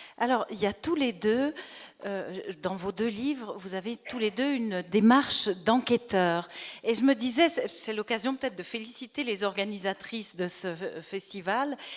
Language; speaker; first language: French; native; French